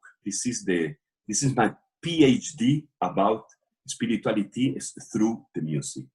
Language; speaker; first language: English; non-native, learner; Portuguese